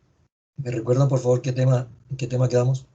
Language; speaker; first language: Spanish; native; Spanish